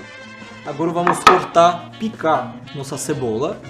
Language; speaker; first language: Portuguese; non-native, fluent; Armenian